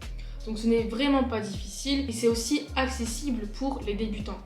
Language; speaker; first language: French; native; French